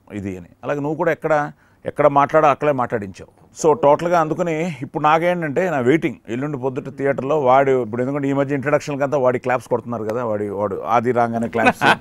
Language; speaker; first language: Telugu; native; Telugu